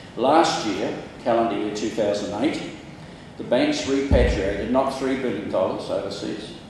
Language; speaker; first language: English; native; English